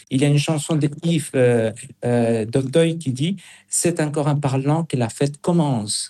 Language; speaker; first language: French; non-native, fluent; Spanish